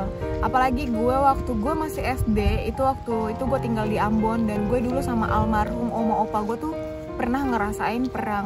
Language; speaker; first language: Indonesian; native; Indonesian